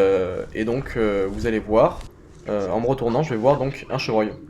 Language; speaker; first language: French; native; French